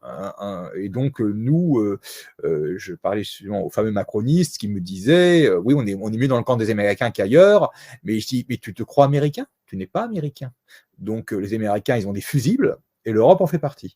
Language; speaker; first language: French; native; French